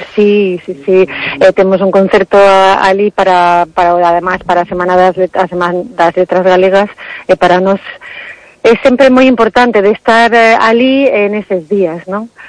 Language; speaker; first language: Galician; early bilingual, heritage; Galician